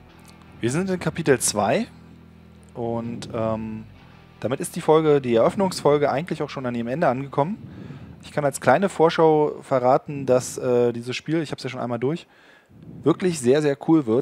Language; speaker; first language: German; native; German